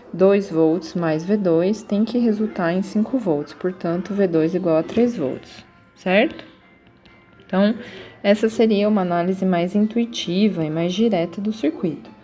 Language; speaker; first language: Portuguese; native; Portuguese